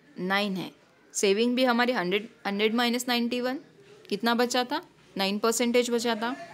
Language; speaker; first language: Hindi; non-native, local second language; Marathi